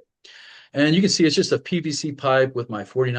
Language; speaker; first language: English; native; English